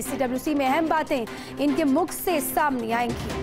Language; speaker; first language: Hindi; native; Hindi